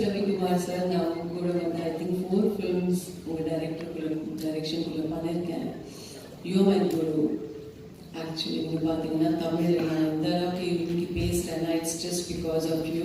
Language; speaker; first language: Tamil; non-native, fluent; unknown